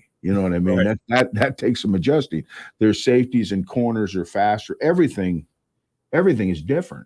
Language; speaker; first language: English; native; English